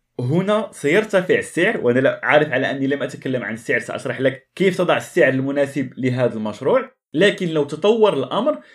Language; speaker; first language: Arabic; native; Arabic